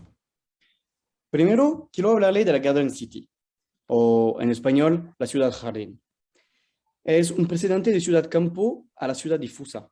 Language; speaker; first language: Spanish; non-native, fluent; French